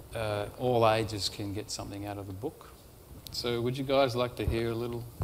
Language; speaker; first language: English; native; English